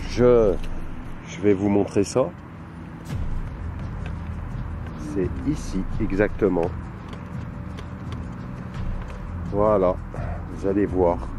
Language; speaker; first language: French; native; French